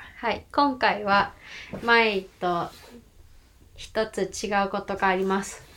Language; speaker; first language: Japanese; non-native, fluent; Chinese